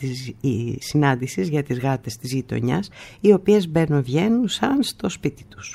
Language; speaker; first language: Greek; native; Greek